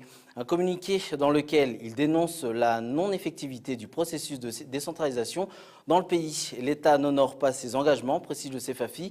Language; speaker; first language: French; non-native, local second language; Malagasy